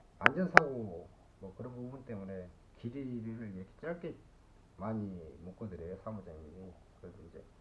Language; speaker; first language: Korean; native; Korean